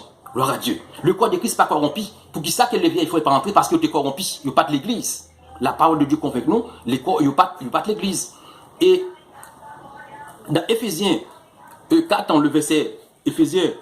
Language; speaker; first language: French; non-native, local second language; Haitian Creole